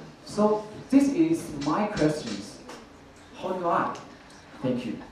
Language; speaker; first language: English; non-native, learner; Chinese